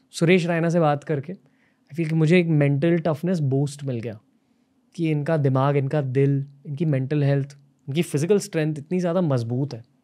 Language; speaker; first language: Hindi; native; Hindi